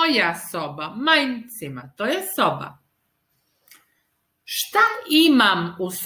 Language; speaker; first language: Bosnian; early bilingual, heritage; Serbian